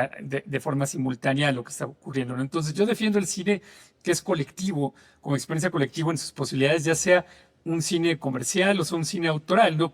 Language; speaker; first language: Spanish; native; Spanish